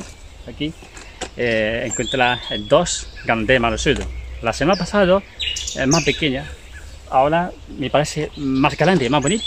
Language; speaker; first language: Spanish; non-native, learner; Chinese